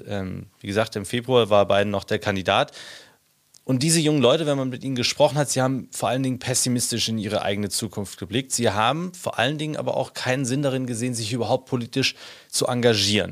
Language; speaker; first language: German; native; German